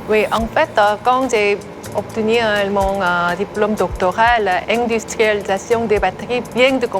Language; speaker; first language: French; non-native, fluent; Korean